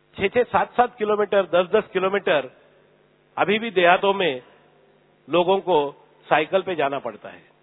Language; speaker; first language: Hindi; non-native, local second language; Marathi